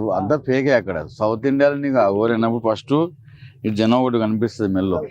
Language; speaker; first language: Telugu; native; Telugu